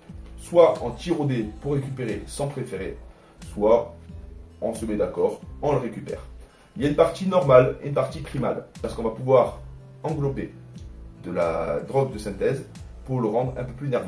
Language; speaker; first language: French; native; French